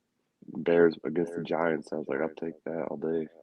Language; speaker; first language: English; native; English